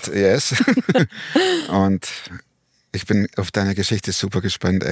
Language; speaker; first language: German; native; German